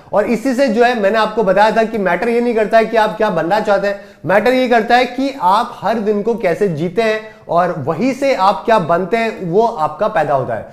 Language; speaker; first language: Hindi; native; Hindi